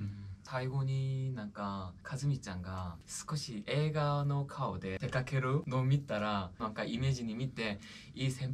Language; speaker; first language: Japanese; non-native, learner; Korean